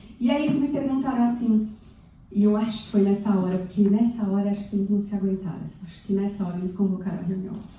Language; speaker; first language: Portuguese; native; Portuguese